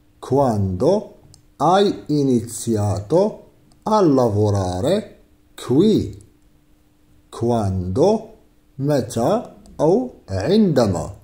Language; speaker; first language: Italian; non-native, fluent; Arabic